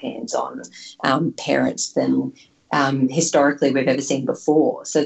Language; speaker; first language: English; native; English